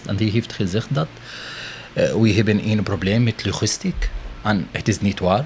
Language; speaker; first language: Dutch; non-native, learner; Arabic